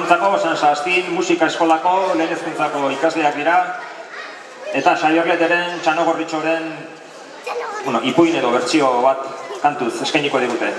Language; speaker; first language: Basque; native; Basque